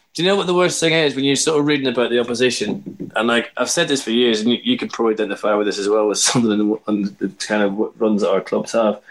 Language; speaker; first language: English; native; English